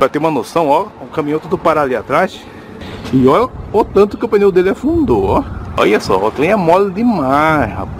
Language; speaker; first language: Portuguese; native; Portuguese